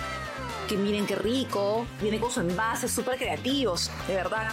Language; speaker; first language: Spanish; native; Spanish